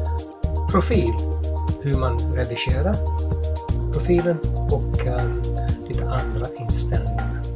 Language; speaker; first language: Swedish; non-native, fluent; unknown